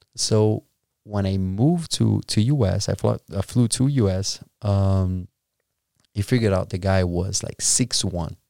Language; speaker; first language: English; non-native, fluent; Portuguese